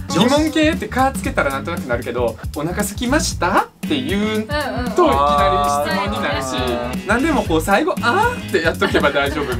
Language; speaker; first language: Japanese; early bilingual, other home language; Russian